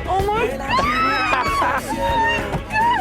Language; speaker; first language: English; native; English